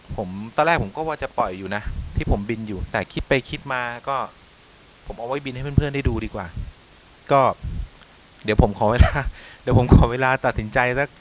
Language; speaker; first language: Thai; native; Thai